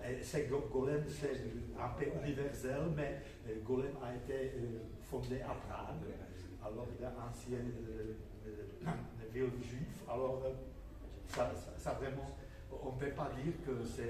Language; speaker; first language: French; non-native, fluent; Czech